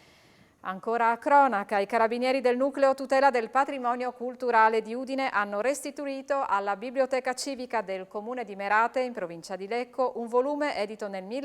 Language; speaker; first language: Italian; native; Italian